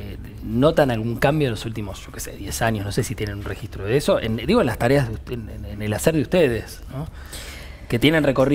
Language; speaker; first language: Spanish; native; Spanish